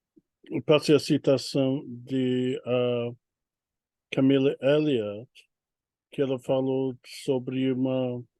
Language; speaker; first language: Portuguese; non-native, fluent; English